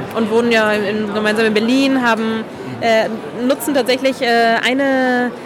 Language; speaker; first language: German; non-native, fluent; Catalan